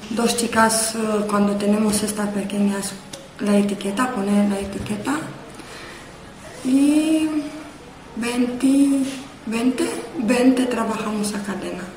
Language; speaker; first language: Spanish; non-native, learner; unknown